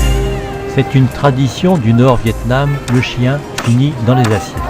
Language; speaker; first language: French; native; French